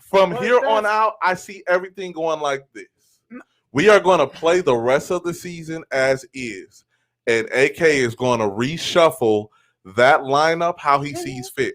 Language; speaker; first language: English; native; English